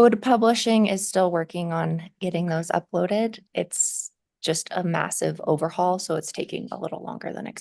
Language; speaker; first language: English; native; English